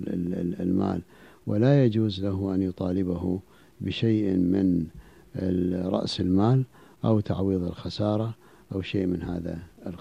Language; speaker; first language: Arabic; native; Arabic